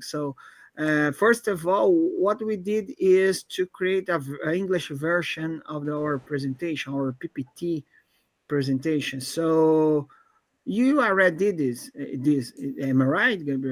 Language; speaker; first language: English; non-native, fluent; Portuguese